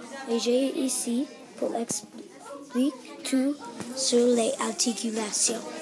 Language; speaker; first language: French; non-native, learner; English